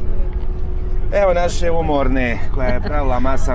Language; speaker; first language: Bosnian; native; Bosnian